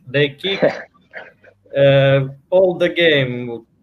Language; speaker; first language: English; non-native, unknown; Latvian